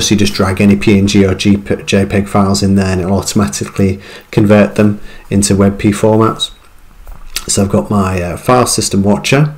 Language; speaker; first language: English; native; English